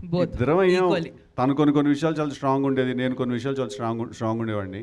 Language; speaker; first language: Telugu; native; Telugu